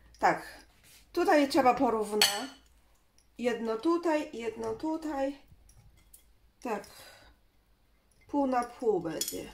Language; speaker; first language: Polish; non-native, learner; Chinese